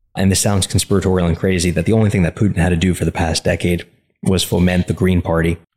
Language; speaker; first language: English; native; English